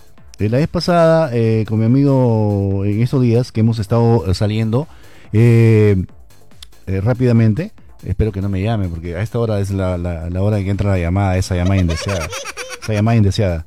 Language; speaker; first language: Spanish; native; Spanish